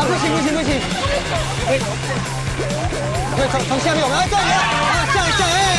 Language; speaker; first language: Chinese; native; Chinese